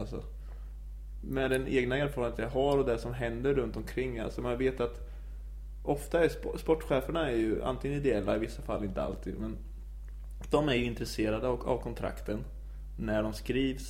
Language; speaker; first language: Swedish; native; Swedish